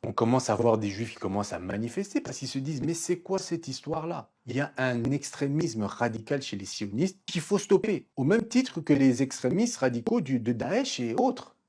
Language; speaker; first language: French; non-native, local second language; Lingala